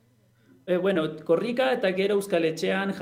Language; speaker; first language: Basque; non-native, learner; Spanish